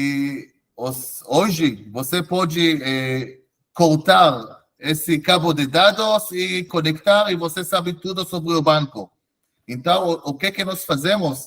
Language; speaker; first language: Portuguese; non-native, fluent; Hebrew